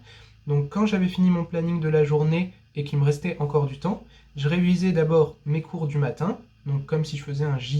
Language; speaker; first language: French; native; French